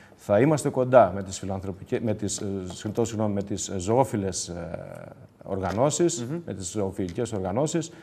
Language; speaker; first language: Greek; native; Greek